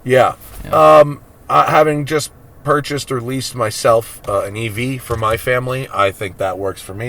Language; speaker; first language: English; native; English